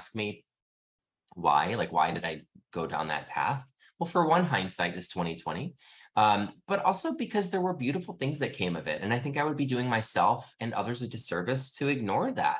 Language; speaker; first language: English; native; English